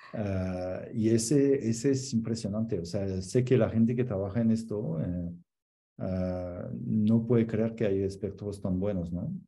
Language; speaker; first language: Spanish; non-native, fluent; French